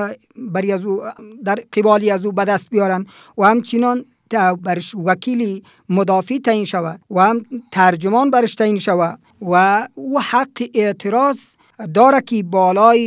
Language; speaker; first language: Persian; native; Persian